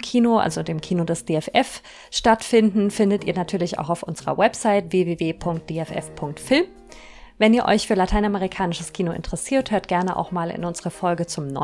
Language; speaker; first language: German; native; German